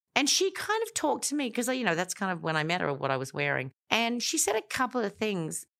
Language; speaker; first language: English; native; English